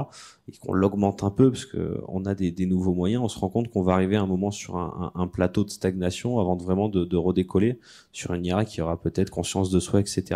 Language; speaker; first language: French; native; French